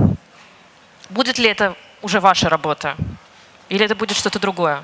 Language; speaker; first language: Russian; native; Russian